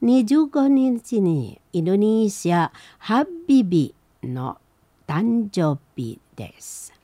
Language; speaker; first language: Japanese; non-native, learner; Indonesian